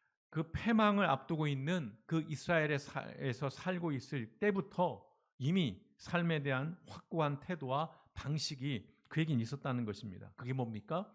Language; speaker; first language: Korean; native; Korean